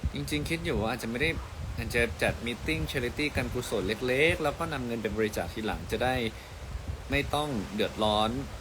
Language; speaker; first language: Thai; native; Thai